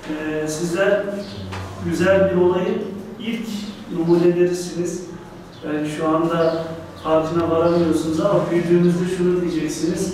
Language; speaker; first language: Turkish; native; Turkish